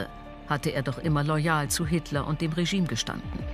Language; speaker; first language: German; native; German